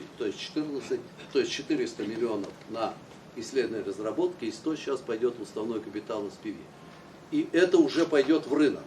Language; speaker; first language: Russian; native; Russian